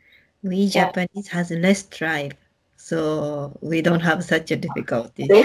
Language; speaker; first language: English; non-native, learner; Japanese